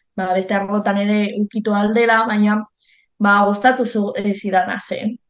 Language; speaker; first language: Basque; non-native, local second language; Spanish